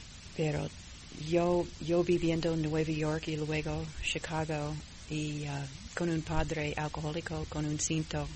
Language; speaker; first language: Spanish; non-native, fluent; English